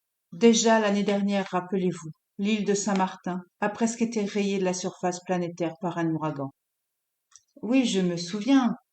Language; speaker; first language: French; native; French